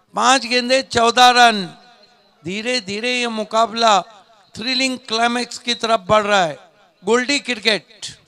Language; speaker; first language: Hindi; non-native, local second language; Marathi